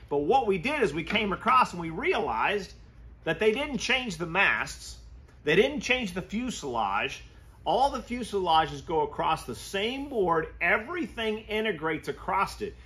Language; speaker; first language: English; native; English